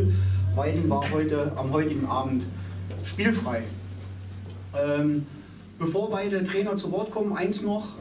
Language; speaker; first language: German; native; German